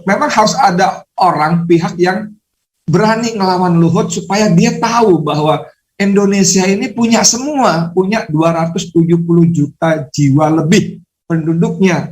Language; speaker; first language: Indonesian; native; Indonesian